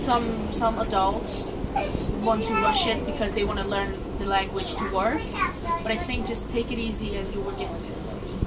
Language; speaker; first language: English; non-native, fluent; Persian